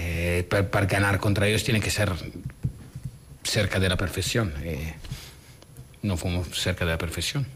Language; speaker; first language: Spanish; non-native, fluent; Italian